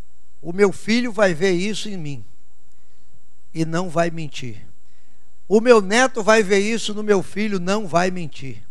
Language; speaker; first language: Portuguese; native; Portuguese